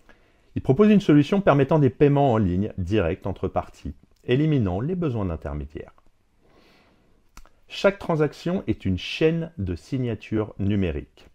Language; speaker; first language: French; native; French